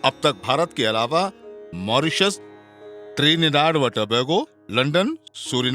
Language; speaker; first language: Hindi; native; Hindi